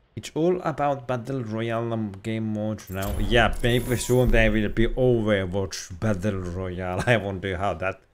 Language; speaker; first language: English; non-native, fluent; Finnish